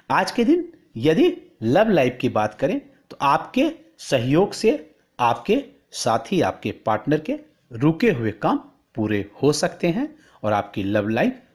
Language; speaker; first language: Hindi; native; Hindi